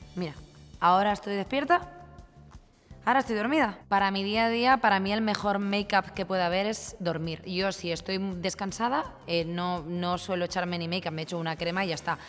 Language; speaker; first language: Spanish; native; Spanish